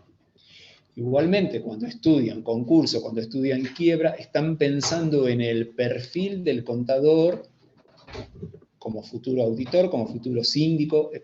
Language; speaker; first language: Spanish; native; Spanish